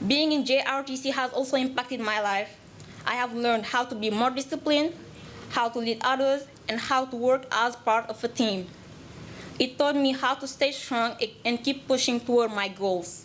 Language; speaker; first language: English; non-native, learner; Wolof